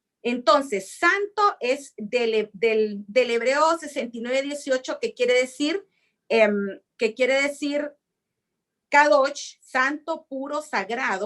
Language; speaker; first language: Spanish; native; Spanish